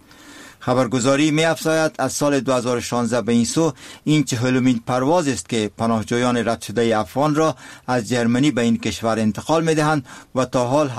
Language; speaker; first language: Persian; native; Persian